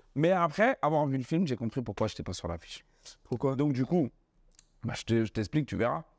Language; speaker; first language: French; early bilingual, other home language; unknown